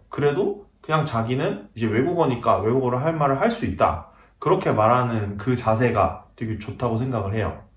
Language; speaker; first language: Korean; native; Korean